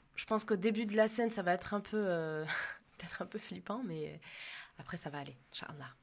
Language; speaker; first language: French; native; French